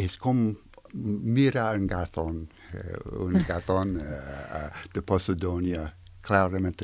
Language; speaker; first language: Spanish; non-native, learner; French